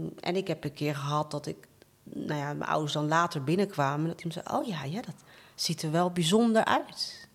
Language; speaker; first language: Dutch; native; Dutch